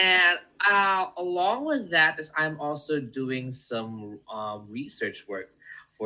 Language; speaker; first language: English; non-native, local second language; Filipino